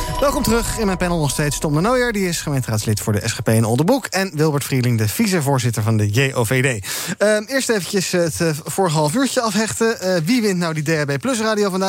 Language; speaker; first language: Dutch; native; Dutch